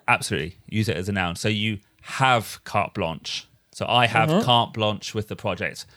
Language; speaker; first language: English; native; English